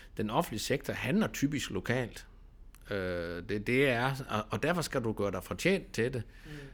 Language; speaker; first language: Danish; native; Danish